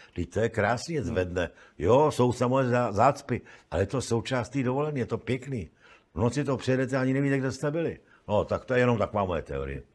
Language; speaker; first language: Czech; native; Czech